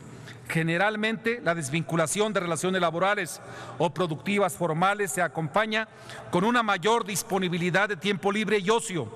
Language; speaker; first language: Spanish; native; Spanish